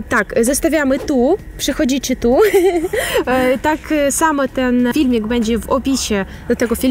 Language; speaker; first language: Polish; non-native, fluent; Ukrainian